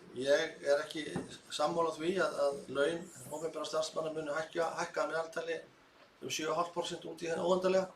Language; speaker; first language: Icelandic; native; Icelandic